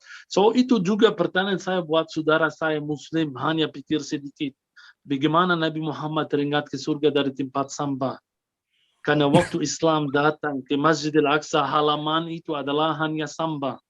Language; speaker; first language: Indonesian; non-native, fluent; Arabic